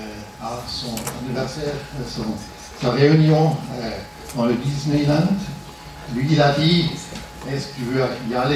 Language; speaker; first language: French; non-native, local second language; German